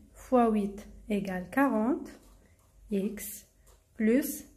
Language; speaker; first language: French; non-native, local second language; Arabic